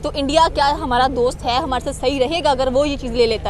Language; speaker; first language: Urdu; native; Urdu